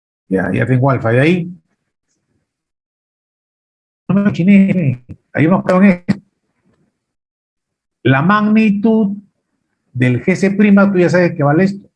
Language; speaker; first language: Spanish; native; Spanish